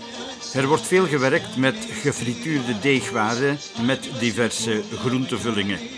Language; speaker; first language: Dutch; native; Dutch